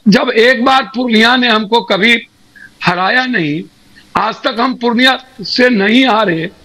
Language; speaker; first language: Hindi; native; Hindi